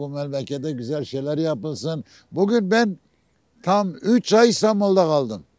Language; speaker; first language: Turkish; non-native, local second language; Kurdish